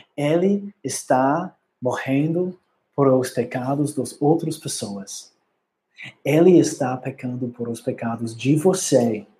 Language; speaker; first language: Portuguese; non-native, learner; English